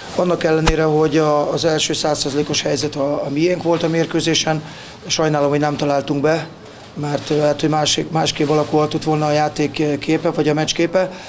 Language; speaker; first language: Hungarian; native; Hungarian